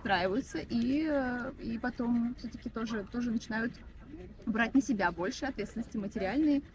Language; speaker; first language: Russian; native; Russian